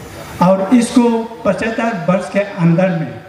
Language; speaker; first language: Hindi; non-native, learner; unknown